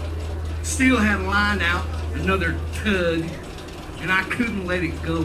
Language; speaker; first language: English; native; English